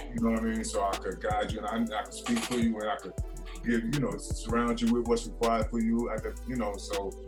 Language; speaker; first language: English; native; English